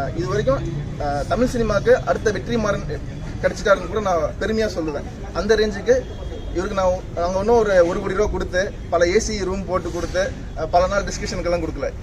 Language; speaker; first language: Tamil; native; Tamil